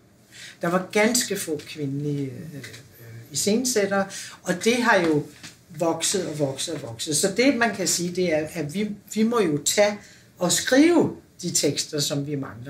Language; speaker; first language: Danish; native; Danish